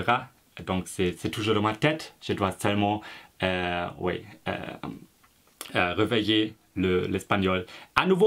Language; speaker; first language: French; non-native, fluent; German